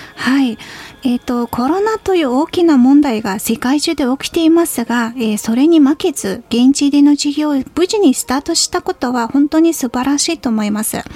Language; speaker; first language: Japanese; non-native, fluent; Mongolian